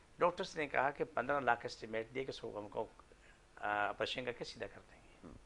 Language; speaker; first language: Urdu; non-native, local second language; Punjabi